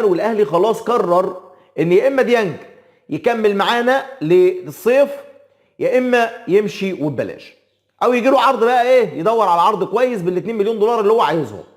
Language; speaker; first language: Arabic; native; Arabic